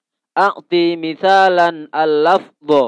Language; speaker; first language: Arabic; non-native, learner; Indonesian